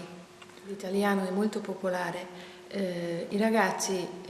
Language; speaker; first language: Italian; non-native, fluent; Hungarian